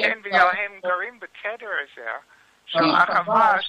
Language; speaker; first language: Hebrew; non-native, learner; English